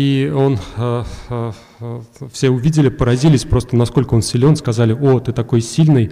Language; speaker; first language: Russian; native; Russian